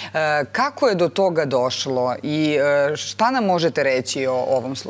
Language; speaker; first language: Bosnian; native; Bosnian